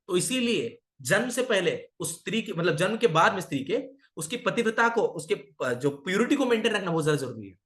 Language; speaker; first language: Hindi; non-native, local second language; Marathi